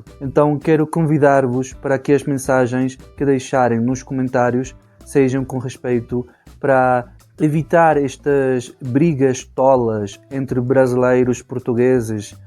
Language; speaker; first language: Portuguese; non-native, fluent; Spanish